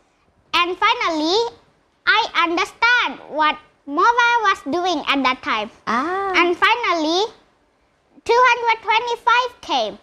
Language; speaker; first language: English; non-native, learner; Indonesian